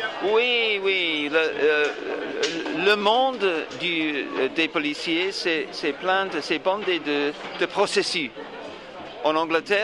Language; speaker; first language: French; non-native, fluent; English